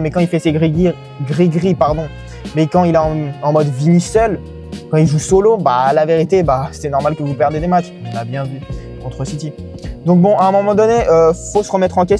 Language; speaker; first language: French; native; French